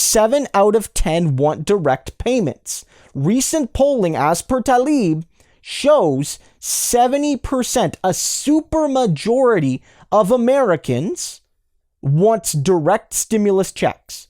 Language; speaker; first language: English; native; English